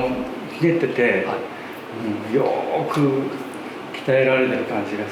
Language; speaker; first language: Japanese; native; Japanese